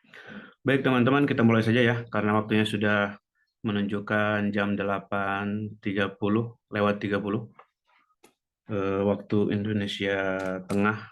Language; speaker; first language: Indonesian; native; Indonesian